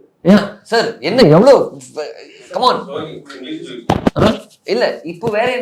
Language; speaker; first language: Tamil; non-native, fluent; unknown